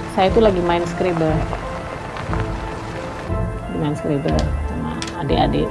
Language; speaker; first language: Indonesian; native; Indonesian